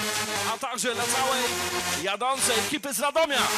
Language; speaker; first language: Polish; native; Polish